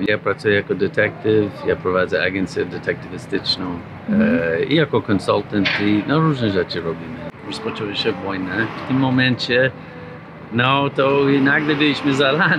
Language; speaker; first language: Polish; non-native, fluent; English